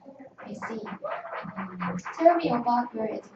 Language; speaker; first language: English; non-native, learner; Korean